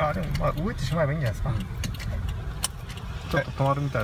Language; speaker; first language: Japanese; native; Japanese